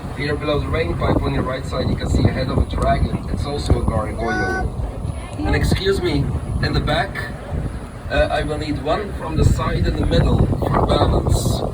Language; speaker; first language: English; non-native, fluent; Dutch